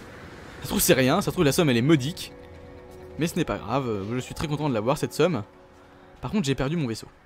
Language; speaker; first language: French; native; French